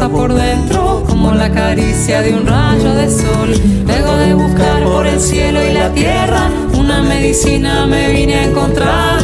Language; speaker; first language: Spanish; native; Spanish